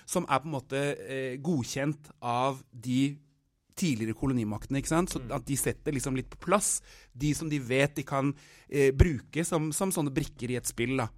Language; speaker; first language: Norwegian; native; Norwegian